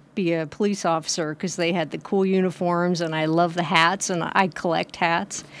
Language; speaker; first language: English; native; English